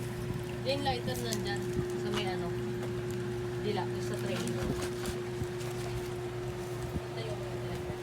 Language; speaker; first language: Filipino; native; Filipino